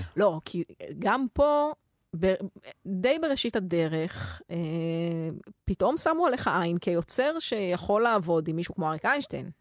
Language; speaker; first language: Hebrew; native; Hebrew